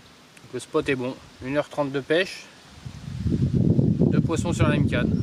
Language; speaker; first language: French; native; French